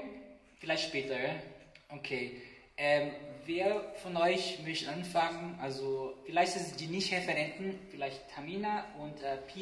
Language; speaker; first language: German; non-native, fluent; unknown